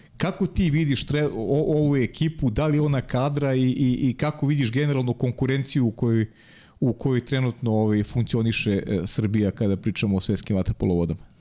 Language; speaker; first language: Serbian; native; Serbian